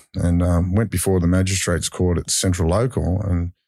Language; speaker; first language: English; native; English